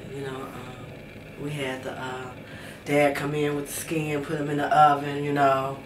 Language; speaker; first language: English; native; English